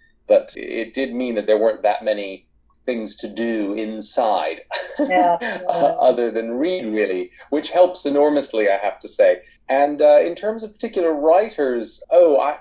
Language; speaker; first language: English; native; English